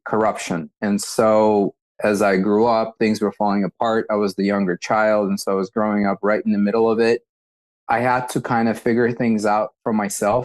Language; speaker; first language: English; early bilingual, other home language; Russian